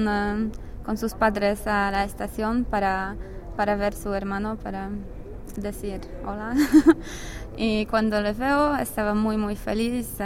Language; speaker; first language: Spanish; non-native, learner; English